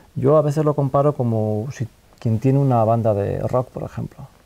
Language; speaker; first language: Spanish; native; Spanish